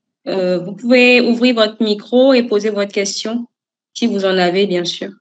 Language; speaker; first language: French; native; French